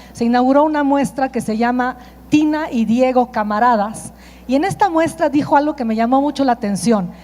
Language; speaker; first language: Spanish; non-native, fluent; Italian